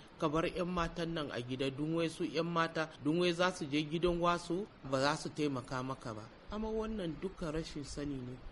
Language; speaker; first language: Hausa; native; Hausa